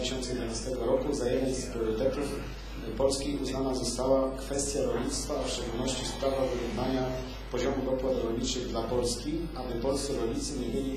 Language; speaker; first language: Polish; native; Polish